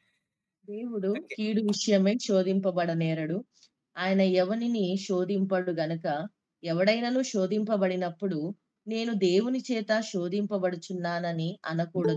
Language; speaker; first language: Telugu; native; Telugu